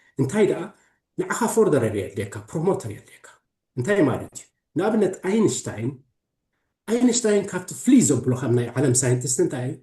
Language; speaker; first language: Tigrinya; early bilingual, heritage; Tigrinya